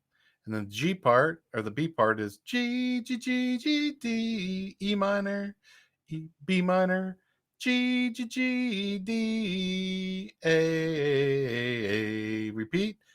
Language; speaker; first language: English; native; English